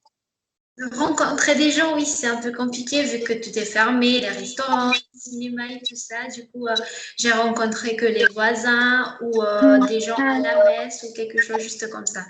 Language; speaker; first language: French; non-native, local second language; Malagasy